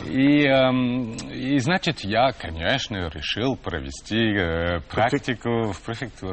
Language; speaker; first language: Russian; non-native, fluent; French